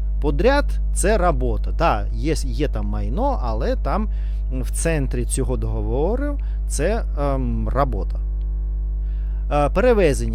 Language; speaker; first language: Ukrainian; non-native, learner; Russian